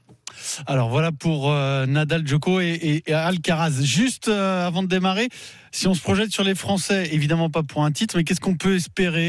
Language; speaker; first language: French; native; French